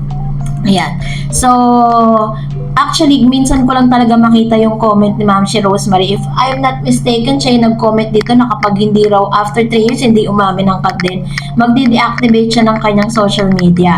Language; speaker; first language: Filipino; native; Filipino